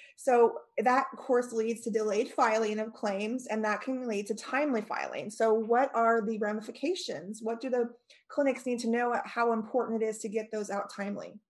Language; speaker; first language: English; native; English